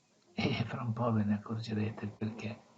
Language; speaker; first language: Italian; native; Italian